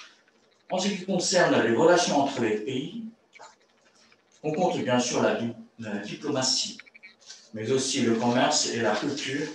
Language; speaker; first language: French; non-native, fluent; Chinese